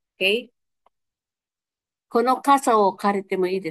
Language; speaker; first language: Japanese; non-native, fluent; Filipino